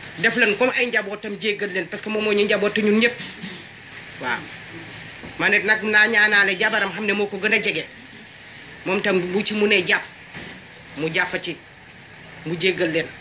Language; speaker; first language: Wolof; non-native, local second language; Jola-Fonyi